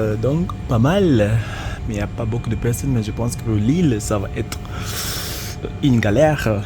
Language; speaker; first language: French; non-native, fluent; English